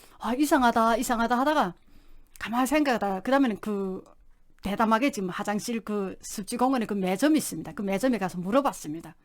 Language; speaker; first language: Korean; native; Korean